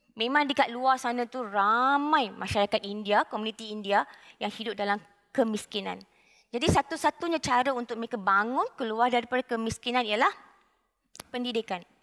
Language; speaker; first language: Malay; non-native, local second language; Tamil